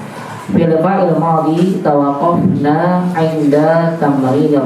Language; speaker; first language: Arabic; non-native, fluent; Indonesian